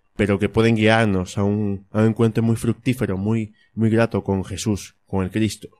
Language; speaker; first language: Spanish; native; Spanish